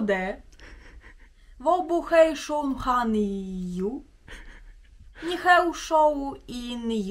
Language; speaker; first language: Chinese; non-native, learner; Russian